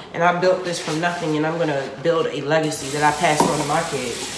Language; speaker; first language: English; native; English